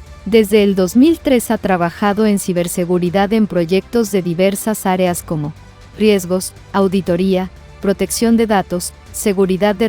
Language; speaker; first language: Spanish; native; Spanish